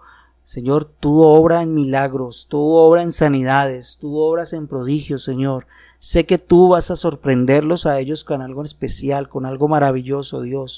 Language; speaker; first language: Spanish; native; Spanish